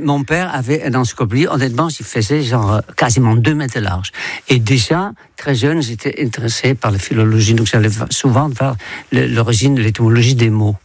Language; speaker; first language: French; non-native, fluent; Dutch